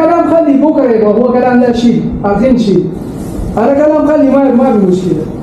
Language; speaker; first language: Arabic; non-native, learner; Urdu